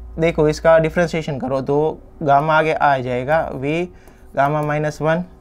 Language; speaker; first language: Hindi; non-native, local second language; Gujarati